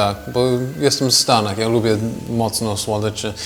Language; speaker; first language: Polish; non-native, learner; English